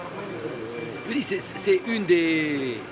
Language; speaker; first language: French; native; French